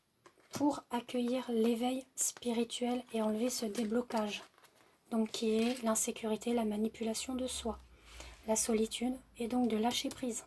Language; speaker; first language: French; native; French